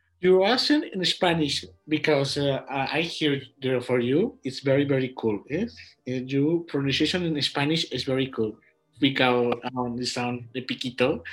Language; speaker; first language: English; non-native, learner; Spanish